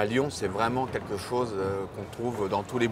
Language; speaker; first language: French; native; French